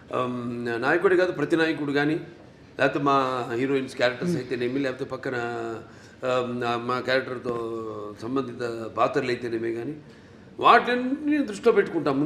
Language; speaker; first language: Telugu; native; Telugu